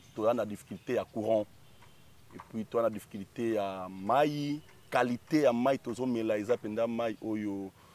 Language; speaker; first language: Lingala; native; Lingala